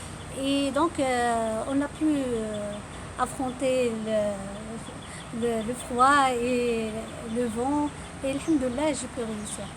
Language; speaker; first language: French; non-native, local second language; Arabic